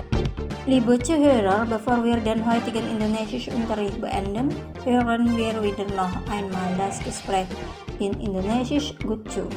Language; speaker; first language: German; non-native, fluent; Indonesian